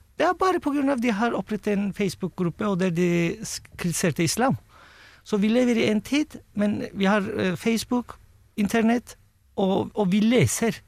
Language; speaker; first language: Norwegian; non-native, fluent; Turkish